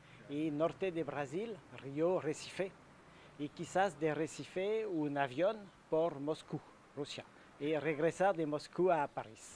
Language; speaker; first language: Spanish; non-native, learner; French